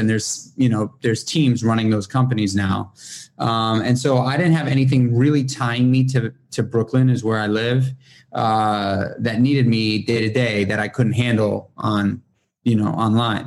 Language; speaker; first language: English; native; English